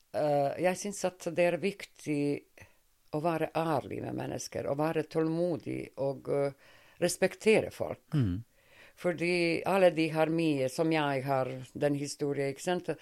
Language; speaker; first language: Norwegian; non-native, fluent; Serbian